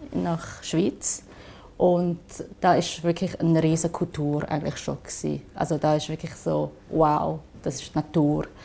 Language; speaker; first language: German; non-native, fluent; Chinese